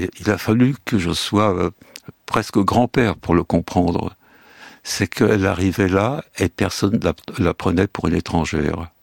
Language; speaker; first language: French; early bilingual, other home language; Yiddish